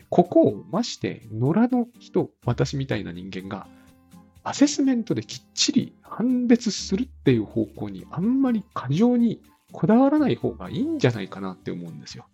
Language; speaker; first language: Japanese; native; Japanese